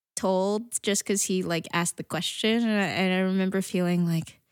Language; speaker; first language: English; native; English